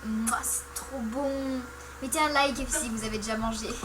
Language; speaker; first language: French; native; French